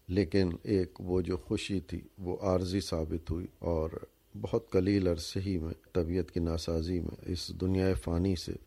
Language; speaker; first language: Urdu; native; Urdu